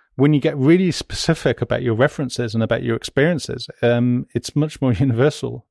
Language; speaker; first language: English; native; English